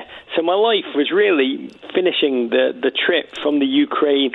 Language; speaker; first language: English; native; English